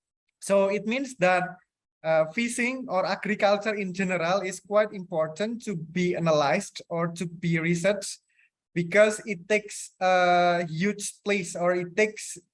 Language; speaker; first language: English; non-native, fluent; Indonesian